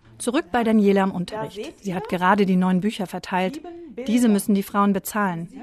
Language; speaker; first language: German; native; German